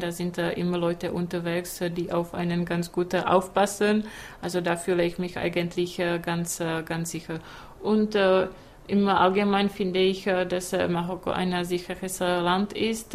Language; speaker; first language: German; non-native, fluent; Czech